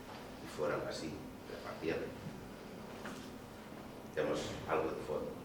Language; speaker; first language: Spanish; non-native, fluent; Wolof